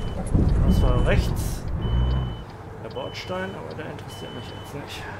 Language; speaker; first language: German; native; German